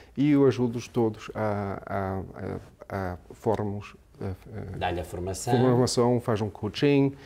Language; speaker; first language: Portuguese; early bilingual, heritage; English